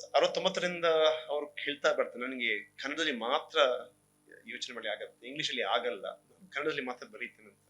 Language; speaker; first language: Kannada; non-native, local second language; Konkani